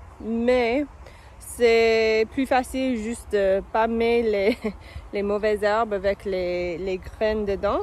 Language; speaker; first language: French; non-native, fluent; English